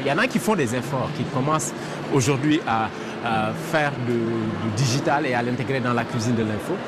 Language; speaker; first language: French; non-native, local second language; Wolof